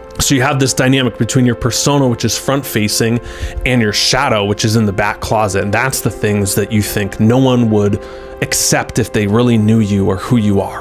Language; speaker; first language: English; native; English